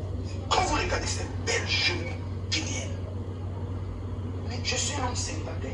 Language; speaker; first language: French; native; French